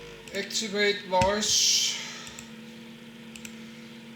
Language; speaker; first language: English; non-native, learner; Danish